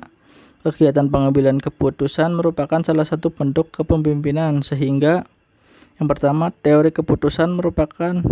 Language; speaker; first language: Indonesian; native; Indonesian